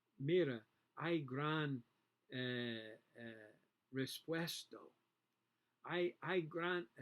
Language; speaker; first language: Spanish; non-native, learner; English